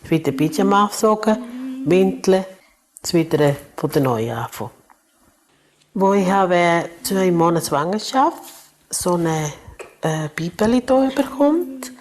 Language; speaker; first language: German; non-native, learner; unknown